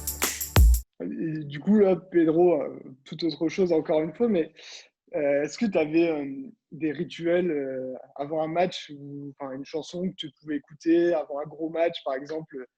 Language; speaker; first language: French; native; French